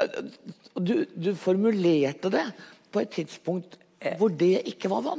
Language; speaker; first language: Norwegian; native; Norwegian